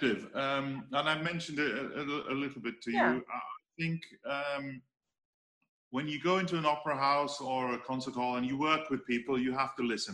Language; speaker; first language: English; native; English